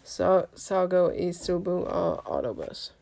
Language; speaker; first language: Spanish; non-native, learner; English